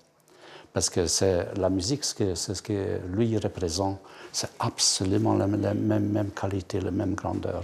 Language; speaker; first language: French; non-native, fluent; Hungarian